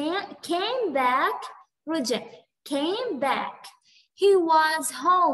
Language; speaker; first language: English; non-native, fluent; Arabic